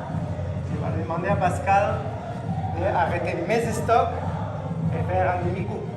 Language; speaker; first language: French; non-native, fluent; Spanish